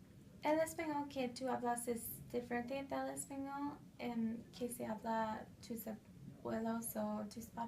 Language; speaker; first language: Spanish; non-native, fluent; English